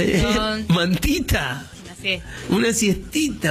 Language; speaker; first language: Spanish; native; Spanish